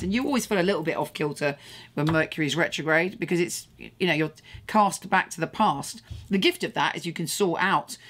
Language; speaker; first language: English; native; English